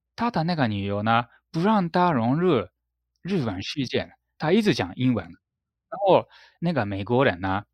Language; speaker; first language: Chinese; non-native, fluent; Japanese